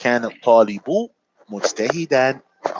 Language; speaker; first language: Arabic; non-native, fluent; English